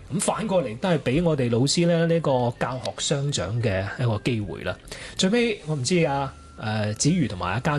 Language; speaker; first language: Cantonese; native; Cantonese